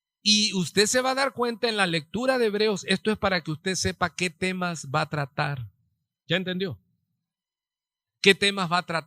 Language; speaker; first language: Spanish; native; Spanish